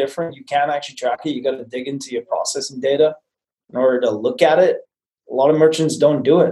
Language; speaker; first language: English; native; English